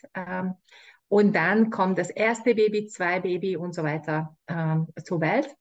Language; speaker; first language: German; non-native, fluent; Hungarian